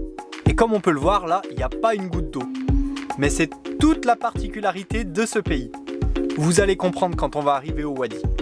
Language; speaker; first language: French; native; French